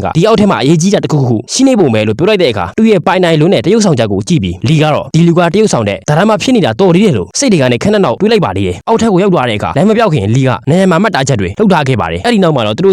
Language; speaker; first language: Burmese; native; Burmese